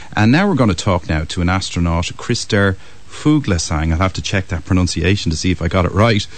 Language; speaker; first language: English; native; English